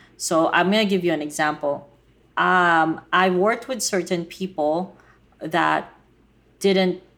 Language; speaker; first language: English; non-native, local second language; Filipino